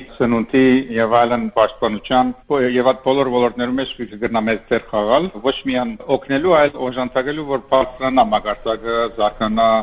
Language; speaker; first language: Armenian; early bilingual, heritage; Armenian